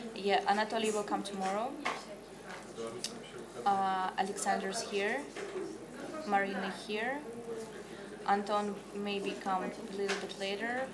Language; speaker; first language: English; non-native, learner; Russian